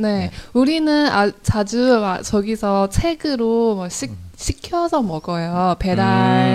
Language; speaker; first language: Korean; non-native, fluent; Chinese